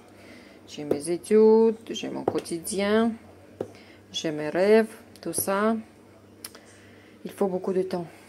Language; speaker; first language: French; non-native, fluent; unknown